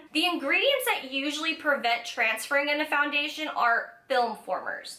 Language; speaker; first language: English; native; English